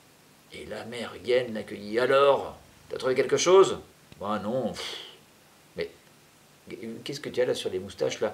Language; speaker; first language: French; native; French